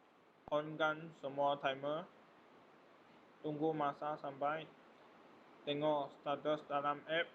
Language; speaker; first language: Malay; non-native, local second language; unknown